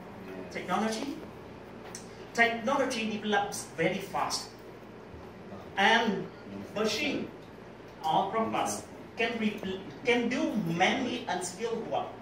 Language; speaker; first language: English; non-native, learner; Vietnamese